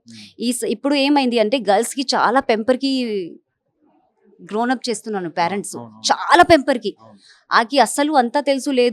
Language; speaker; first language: Telugu; non-native, learner; Hindi